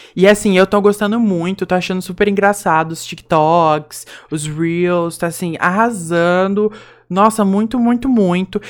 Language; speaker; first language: Portuguese; native; Portuguese